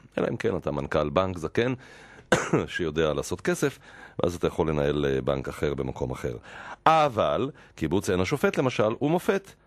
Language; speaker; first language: Hebrew; native; Hebrew